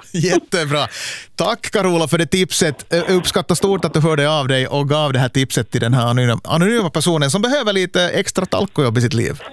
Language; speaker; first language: Swedish; native; Swedish